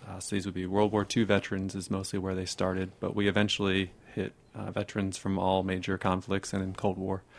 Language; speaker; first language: English; native; English